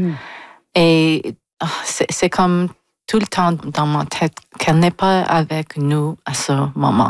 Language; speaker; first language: French; non-native, local second language; English